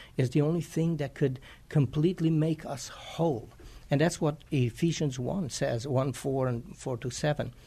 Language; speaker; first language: English; non-native, fluent; Romanian